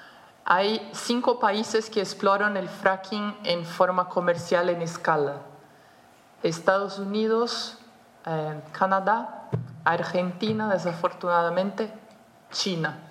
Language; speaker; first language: Spanish; non-native, fluent; Portuguese